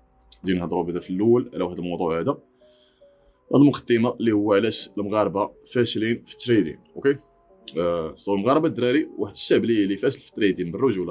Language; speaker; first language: Arabic; native; Arabic